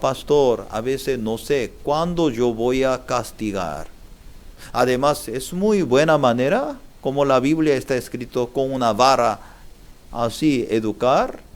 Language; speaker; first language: Spanish; non-native, learner; Korean